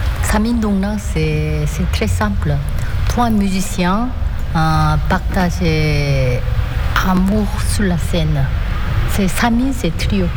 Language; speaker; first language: French; non-native, learner; Korean